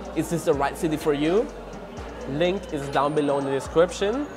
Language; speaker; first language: English; non-native, fluent; Spanish